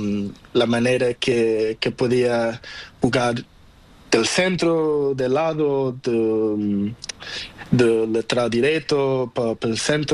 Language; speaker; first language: Spanish; non-native, learner; Portuguese